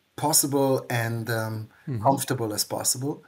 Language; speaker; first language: English; non-native, fluent; Hebrew